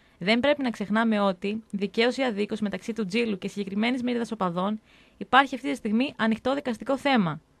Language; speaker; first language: Greek; native; Greek